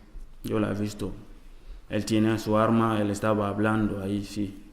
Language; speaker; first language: Spanish; non-native, learner; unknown